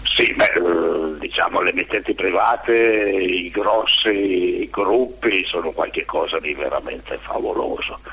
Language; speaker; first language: Italian; native; Italian